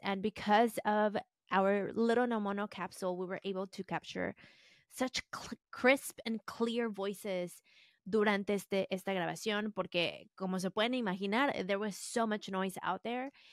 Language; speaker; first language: English; early bilingual, other home language; Spanish